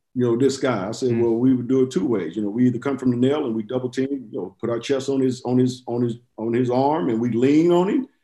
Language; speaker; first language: English; native; English